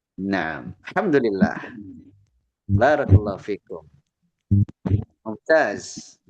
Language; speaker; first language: Arabic; non-native, fluent; Indonesian